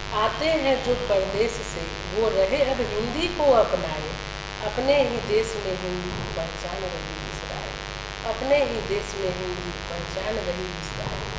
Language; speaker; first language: Hindi; native; Hindi